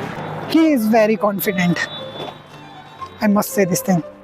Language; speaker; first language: English; non-native, learner; Hindi